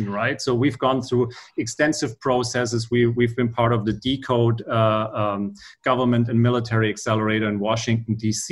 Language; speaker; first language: English; non-native, fluent; German